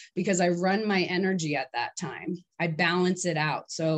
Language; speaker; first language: English; native; English